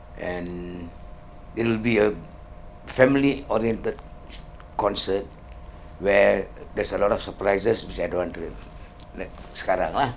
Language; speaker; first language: English; non-native, local second language; Tamil